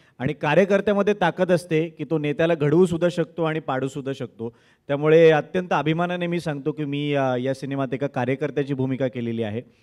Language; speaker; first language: Marathi; native; Marathi